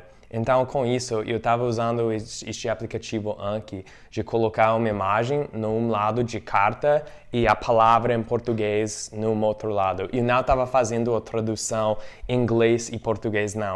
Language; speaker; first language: Portuguese; non-native, fluent; English